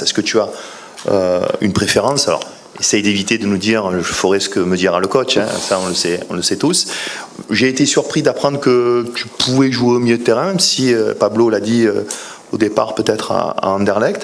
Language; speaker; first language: French; native; French